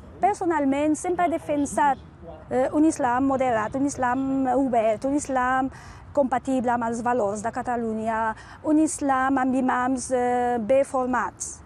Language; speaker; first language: Catalan; non-native, fluent; Arabic